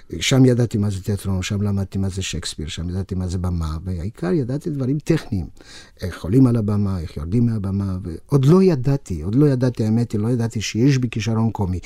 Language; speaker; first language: Hebrew; non-native, fluent; Yiddish